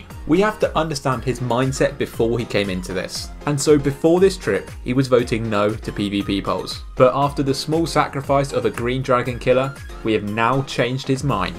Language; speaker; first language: English; native; English